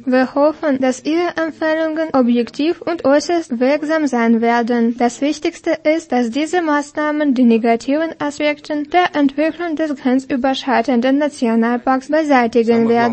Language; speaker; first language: German; non-native, fluent; Russian